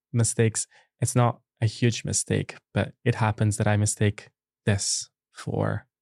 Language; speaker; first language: English; non-native, fluent; Italian